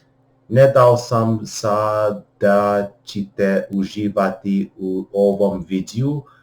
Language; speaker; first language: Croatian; non-native, learner; English